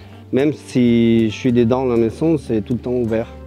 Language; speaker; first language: French; non-native, fluent; Spanish